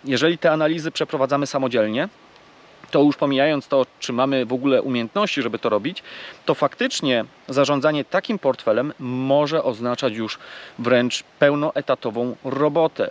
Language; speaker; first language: Polish; native; Polish